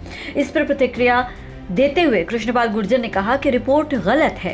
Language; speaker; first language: Hindi; native; Hindi